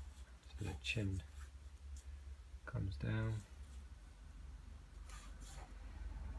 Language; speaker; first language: English; native; English